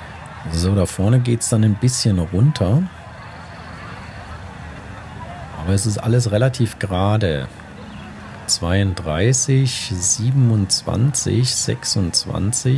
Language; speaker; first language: German; native; German